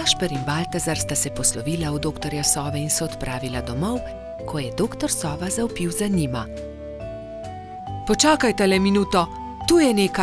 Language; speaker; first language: Slovenian; native; Slovenian